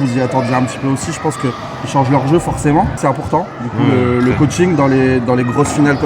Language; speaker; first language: French; native; French